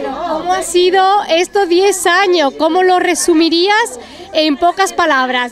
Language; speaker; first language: Spanish; native; Spanish